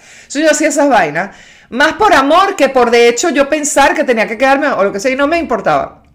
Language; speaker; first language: Spanish; native; Spanish